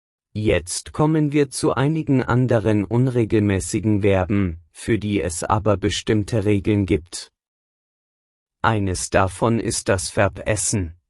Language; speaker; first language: German; non-native, fluent; Persian